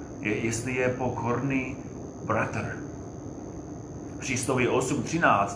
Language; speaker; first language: Czech; non-native, fluent; English